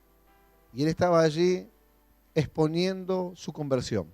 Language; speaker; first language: Spanish; native; Spanish